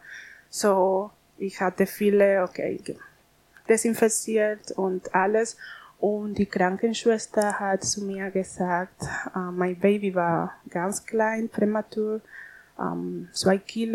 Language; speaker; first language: German; non-native, learner; Spanish